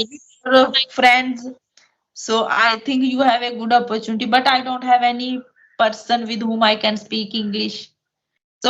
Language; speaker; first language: English; non-native, local second language; Hindi